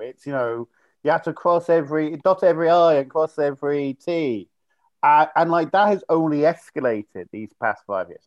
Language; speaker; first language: English; native; English